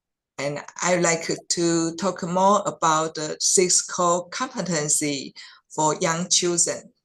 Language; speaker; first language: English; non-native, fluent; Chinese